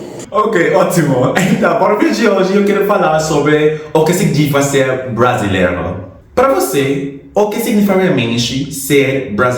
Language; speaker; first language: Portuguese; non-native, fluent; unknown